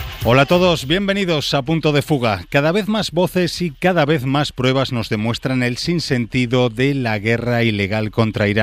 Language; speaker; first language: Spanish; native; Spanish